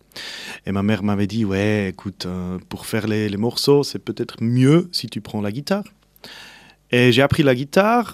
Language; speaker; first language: French; non-native, local second language; Swiss German